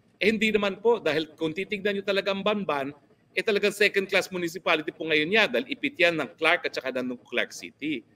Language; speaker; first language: Filipino; native; Filipino